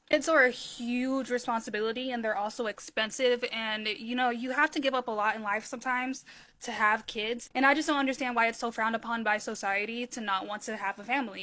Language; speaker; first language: English; native; English